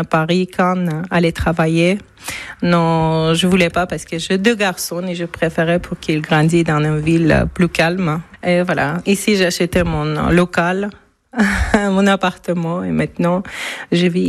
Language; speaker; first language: French; non-native, learner; Armenian